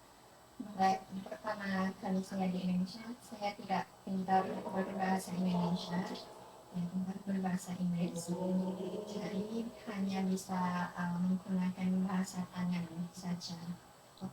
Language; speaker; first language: Indonesian; non-native, fluent; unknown